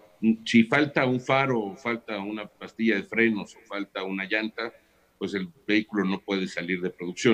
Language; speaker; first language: Spanish; native; Spanish